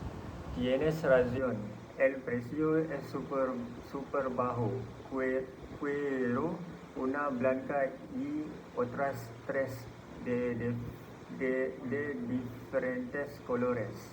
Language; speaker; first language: Spanish; non-native, learner; Malay